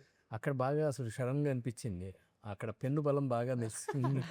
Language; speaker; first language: Telugu; native; Telugu